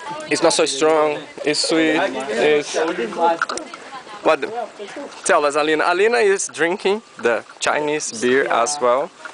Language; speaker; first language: English; non-native, learner; Portuguese